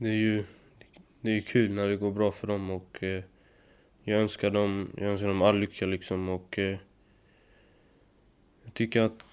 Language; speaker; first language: Swedish; native; Swedish